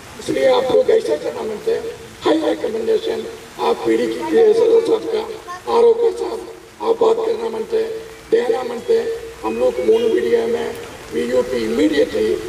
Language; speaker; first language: Hindi; non-native, local second language; Malayalam